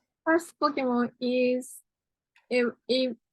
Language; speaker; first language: English; non-native, learner; Japanese